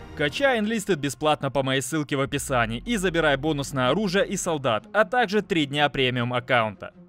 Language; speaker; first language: Russian; native; Russian